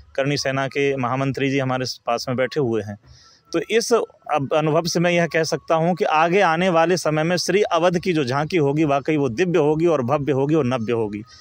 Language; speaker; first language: Hindi; native; Hindi